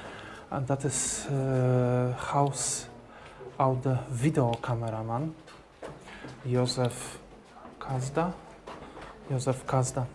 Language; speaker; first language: Dutch; non-native, learner; Polish